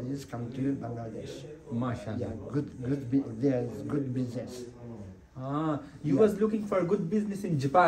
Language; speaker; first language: English; non-native, learner; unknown